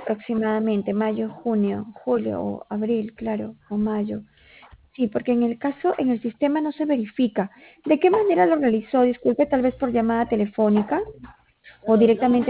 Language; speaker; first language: Spanish; native; Spanish